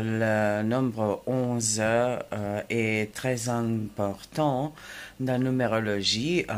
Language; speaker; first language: French; non-native, fluent; Serbian